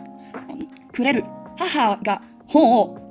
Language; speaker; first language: Japanese; non-native, learner; English